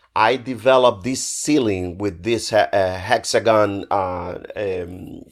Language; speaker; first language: English; non-native, fluent; Spanish